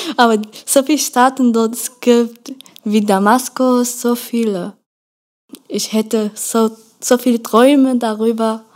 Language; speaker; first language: German; non-native, learner; Kurdish